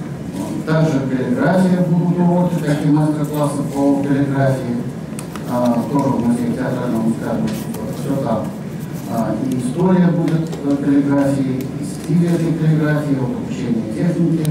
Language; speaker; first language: Russian; native; Russian